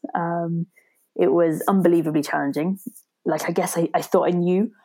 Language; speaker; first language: English; native; English